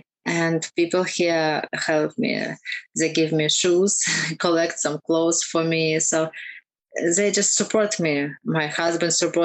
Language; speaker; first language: English; non-native, learner; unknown